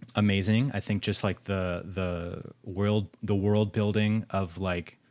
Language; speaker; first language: English; native; English